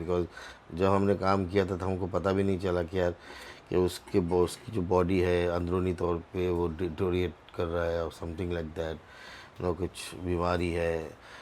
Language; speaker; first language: Hindi; non-native, local second language; Bangla